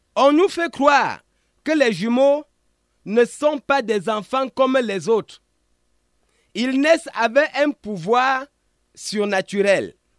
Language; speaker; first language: French; non-native, local second language; Ghomala